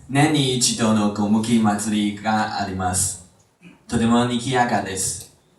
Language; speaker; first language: Japanese; non-native, learner; Chinese